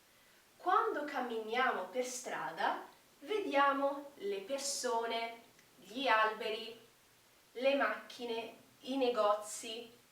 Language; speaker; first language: Italian; non-native, fluent; Portuguese